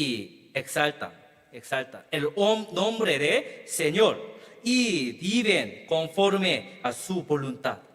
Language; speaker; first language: Spanish; non-native, learner; Korean